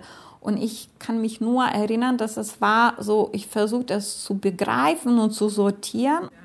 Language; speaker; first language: German; non-native, fluent; Lithuanian